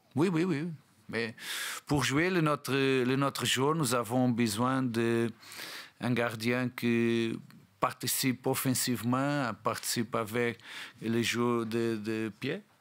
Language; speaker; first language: French; non-native, learner; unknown